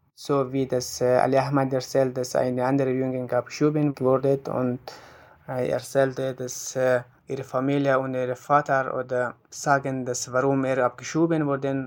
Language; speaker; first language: German; non-native, learner; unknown